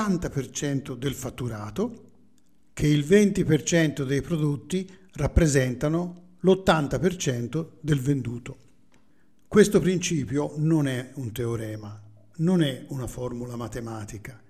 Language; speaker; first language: Italian; native; Italian